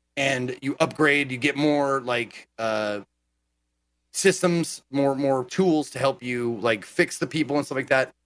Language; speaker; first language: English; native; English